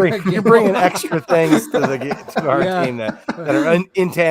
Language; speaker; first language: English; native; English